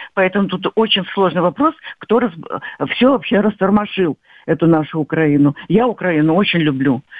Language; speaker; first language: Russian; native; Russian